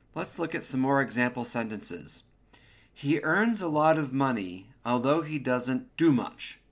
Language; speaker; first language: English; native; English